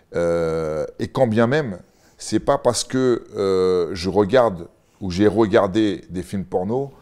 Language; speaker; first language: French; native; French